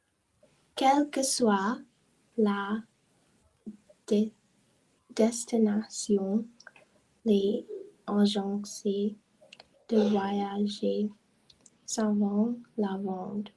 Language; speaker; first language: French; non-native, learner; English